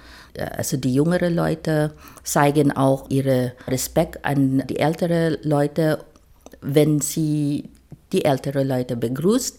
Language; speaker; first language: German; non-native, fluent; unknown